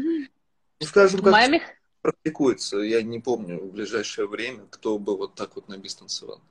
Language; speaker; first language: Russian; native; Russian